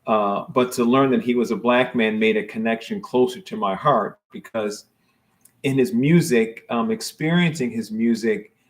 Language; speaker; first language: English; native; English